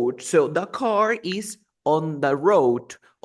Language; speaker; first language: English; non-native, fluent; Spanish